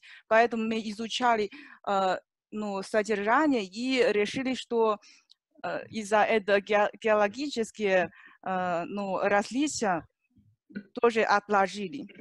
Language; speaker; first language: Russian; non-native, learner; Chinese